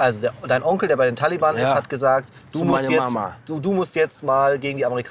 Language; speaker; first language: German; native; German